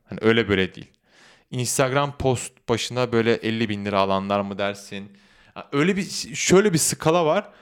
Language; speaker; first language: Turkish; native; Turkish